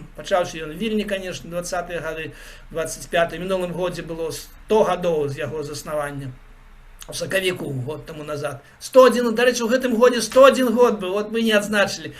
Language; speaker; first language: Belarusian; native; Belarusian